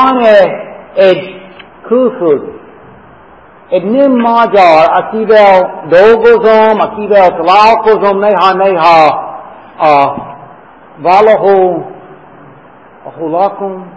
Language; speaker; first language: Hungarian; non-native, fluent; English